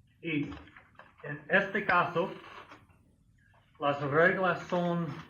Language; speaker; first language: Spanish; non-native, fluent; English